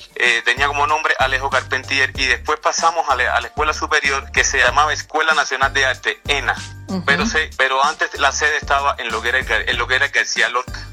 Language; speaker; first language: Spanish; native; Spanish